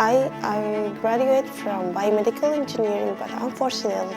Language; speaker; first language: English; non-native, fluent; Arabic